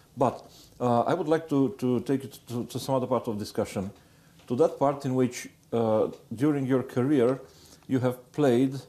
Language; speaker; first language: English; non-native, fluent; Romanian